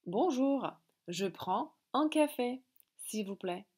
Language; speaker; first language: French; non-native, fluent; Slovak